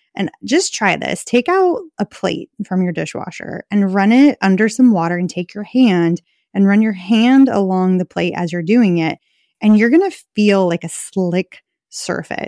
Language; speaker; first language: English; native; English